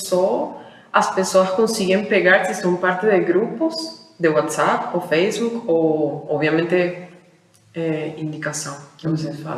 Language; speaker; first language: Portuguese; non-native, fluent; Spanish